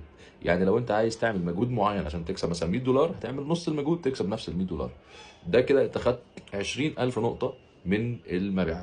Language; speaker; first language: Arabic; native; Arabic